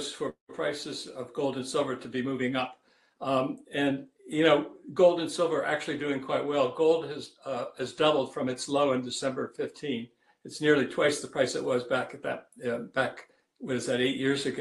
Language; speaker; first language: English; native; English